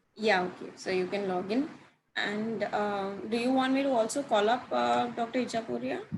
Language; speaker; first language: English; non-native, local second language; Marathi